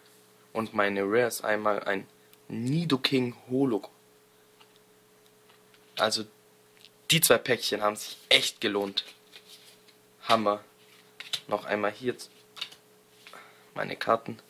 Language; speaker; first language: German; native; German